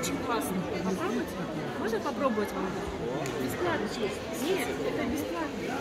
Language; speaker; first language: Russian; native; Russian